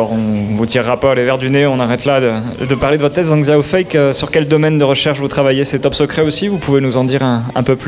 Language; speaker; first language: French; native; French